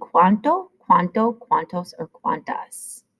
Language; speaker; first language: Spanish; non-native, fluent; English